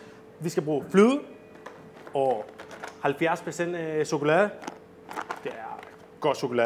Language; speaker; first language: Danish; non-native, fluent; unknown